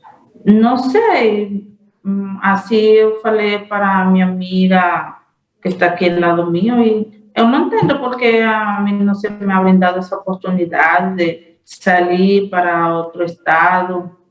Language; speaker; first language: Portuguese; non-native, learner; Spanish